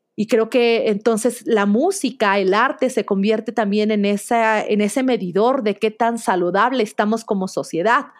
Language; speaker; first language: Spanish; native; Spanish